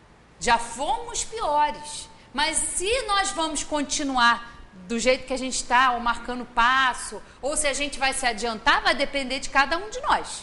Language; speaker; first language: Portuguese; native; Portuguese